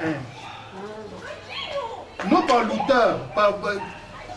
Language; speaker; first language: Portuguese; non-native, learner; Lingala